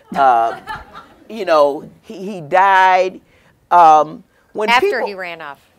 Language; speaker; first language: English; native; English